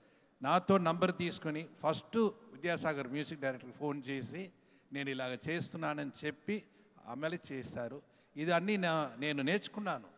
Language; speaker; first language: Telugu; non-native, learner; Tamil